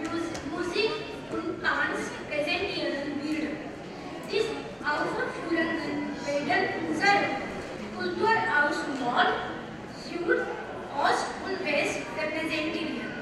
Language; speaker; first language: German; non-native, fluent; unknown